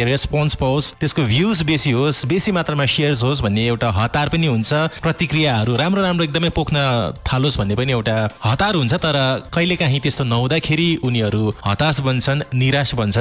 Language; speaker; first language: Nepali; native; Nepali